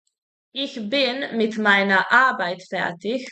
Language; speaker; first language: German; non-native, fluent; Serbian